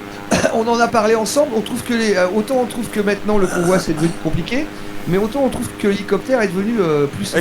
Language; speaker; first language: French; native; French